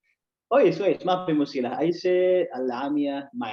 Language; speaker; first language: Arabic; non-native, fluent; Indonesian